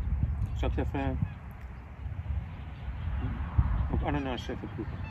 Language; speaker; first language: Dutch; native; Dutch